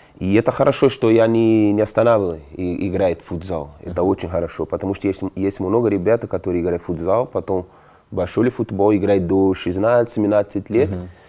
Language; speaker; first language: Russian; non-native, fluent; Portuguese